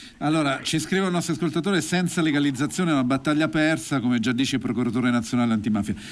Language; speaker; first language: Italian; native; Italian